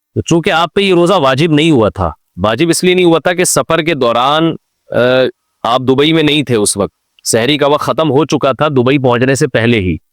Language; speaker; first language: Urdu; native; Urdu